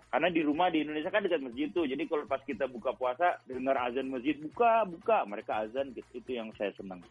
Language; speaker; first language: Indonesian; native; Indonesian